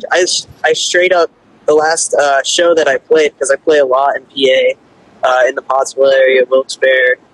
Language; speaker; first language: English; native; English